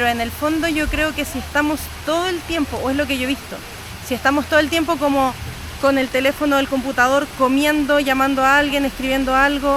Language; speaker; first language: Spanish; native; Spanish